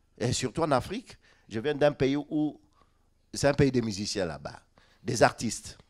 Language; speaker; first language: French; non-native, local second language; Lingala